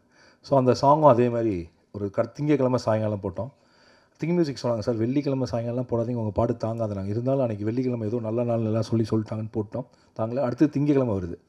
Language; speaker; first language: Tamil; native; Tamil